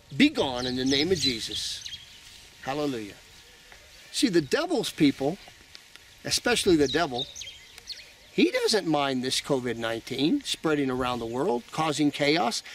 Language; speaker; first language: English; native; English